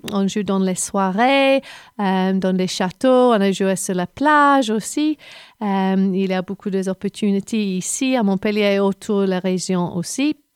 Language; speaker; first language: French; non-native, fluent; English